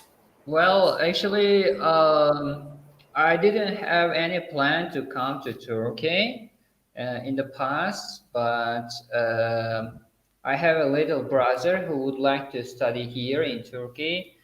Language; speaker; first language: English; non-native, fluent; Uzbek